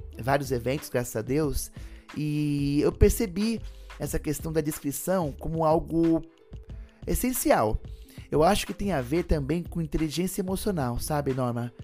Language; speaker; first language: Portuguese; native; Portuguese